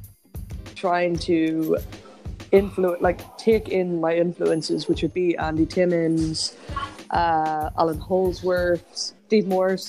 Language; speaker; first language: English; native; English